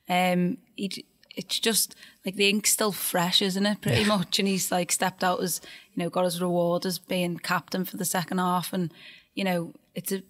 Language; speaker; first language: English; native; English